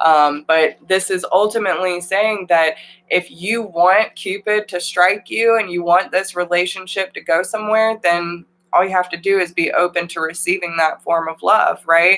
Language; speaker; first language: English; native; English